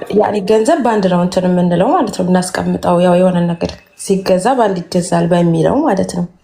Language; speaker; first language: Amharic; native; Amharic